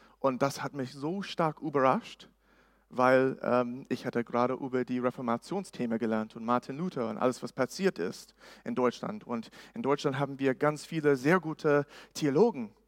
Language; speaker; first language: German; non-native, fluent; English